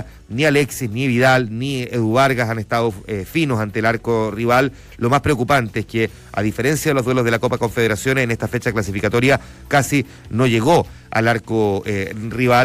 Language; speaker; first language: Spanish; native; Spanish